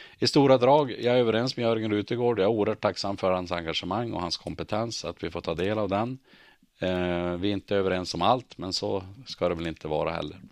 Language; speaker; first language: Swedish; native; Swedish